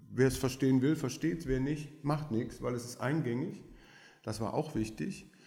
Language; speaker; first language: German; non-native, fluent; French